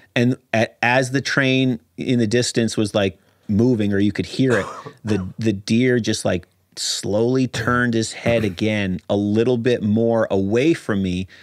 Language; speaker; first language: English; native; English